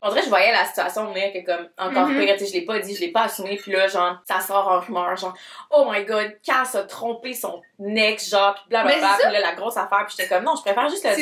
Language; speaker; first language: French; native; French